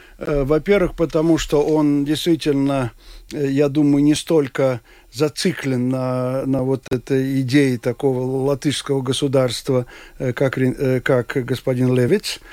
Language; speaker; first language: Russian; non-native, local second language; Latvian